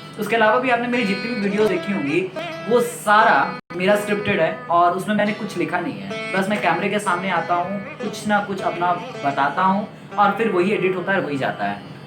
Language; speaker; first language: Hindi; native; Hindi